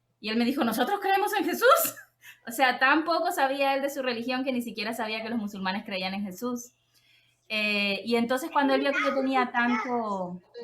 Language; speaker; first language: Spanish; native; Spanish